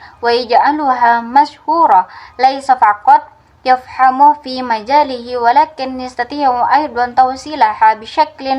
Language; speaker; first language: Arabic; non-native, fluent; Indonesian